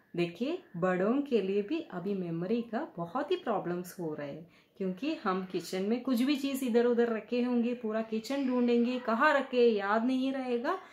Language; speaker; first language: Hindi; non-native, local second language; Kannada